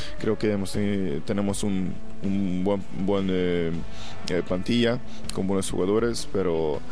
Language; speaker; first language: Spanish; non-native, fluent; Hungarian